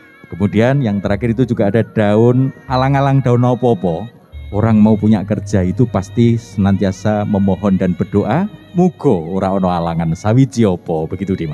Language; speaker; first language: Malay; non-native, local second language; Javanese